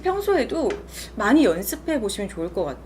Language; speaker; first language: Korean; native; Korean